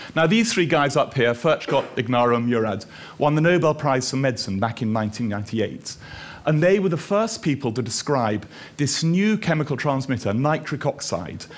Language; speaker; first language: English; native; English